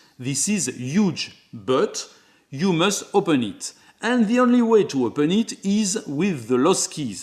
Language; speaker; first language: English; non-native, fluent; French